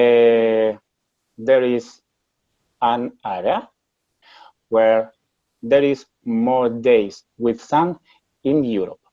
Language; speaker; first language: English; non-native, learner; Spanish